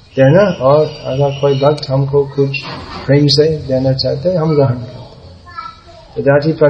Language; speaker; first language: Hindi; non-native, fluent; English